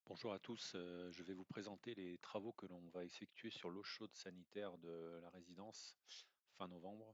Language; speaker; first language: French; native; French